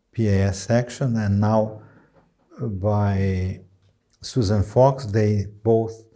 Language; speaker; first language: English; non-native, fluent; Portuguese